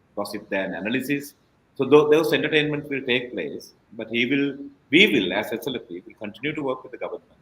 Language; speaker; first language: English; non-native, local second language; Tamil